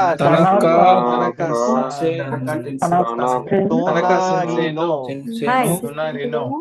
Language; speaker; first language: Japanese; non-native, learner; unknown